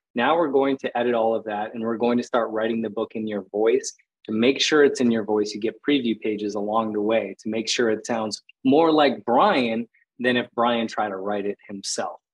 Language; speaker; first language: English; native; English